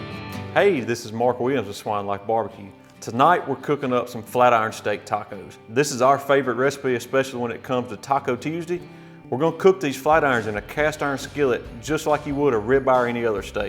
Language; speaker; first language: English; native; English